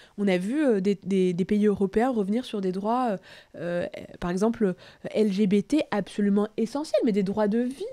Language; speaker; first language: French; native; French